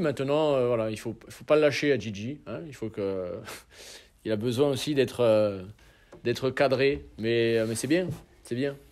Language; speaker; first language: French; native; French